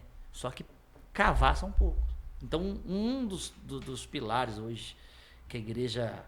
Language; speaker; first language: Portuguese; native; Portuguese